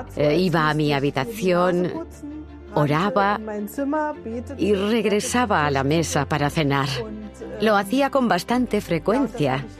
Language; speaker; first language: Spanish; non-native, fluent; German